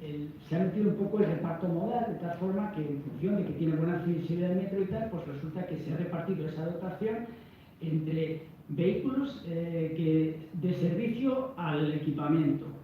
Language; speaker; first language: Spanish; native; Spanish